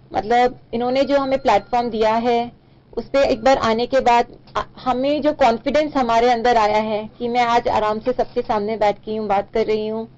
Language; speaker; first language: Hindi; native; Hindi